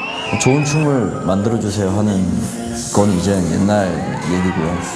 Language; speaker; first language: Korean; native; Korean